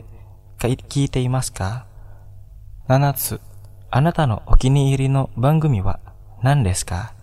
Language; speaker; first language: Japanese; non-native, fluent; Indonesian